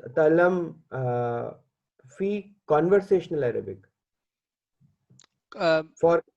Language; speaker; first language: English; non-native, learner; Hindi